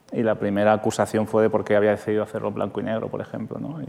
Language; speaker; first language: Spanish; native; Spanish